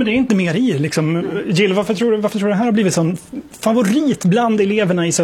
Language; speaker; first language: Swedish; native; Swedish